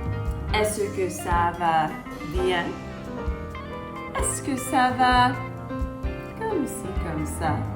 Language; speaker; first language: French; non-native, fluent; English